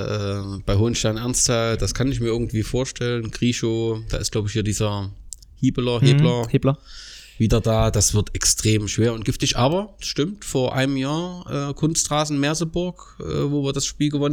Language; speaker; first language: German; native; German